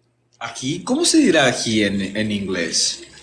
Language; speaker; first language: Spanish; early bilingual, heritage; English